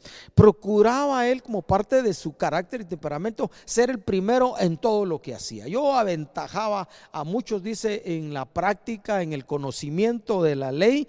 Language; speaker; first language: Spanish; native; Spanish